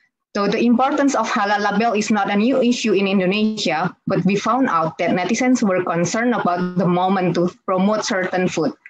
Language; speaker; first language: English; non-native, fluent; Indonesian